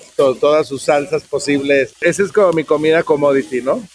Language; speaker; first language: Spanish; native; Spanish